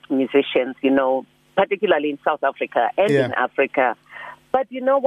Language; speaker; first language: English; non-native, local second language; Zulu